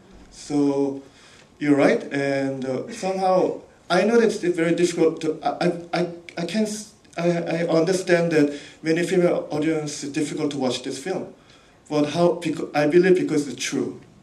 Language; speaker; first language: English; non-native, fluent; Korean